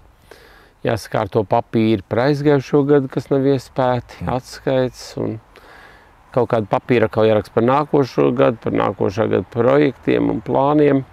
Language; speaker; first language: Latvian; native; Latvian